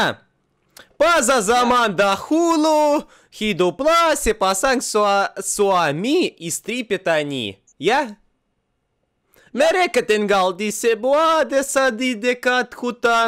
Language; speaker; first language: Indonesian; non-native, learner; Russian